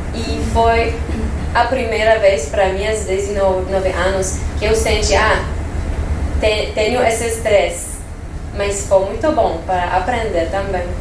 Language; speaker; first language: Portuguese; non-native, fluent; French